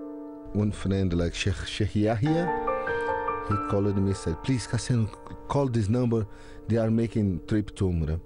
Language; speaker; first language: English; non-native, learner; Portuguese